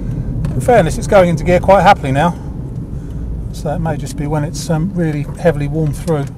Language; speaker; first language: English; native; English